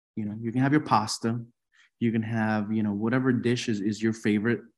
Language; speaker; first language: English; non-native, fluent; Spanish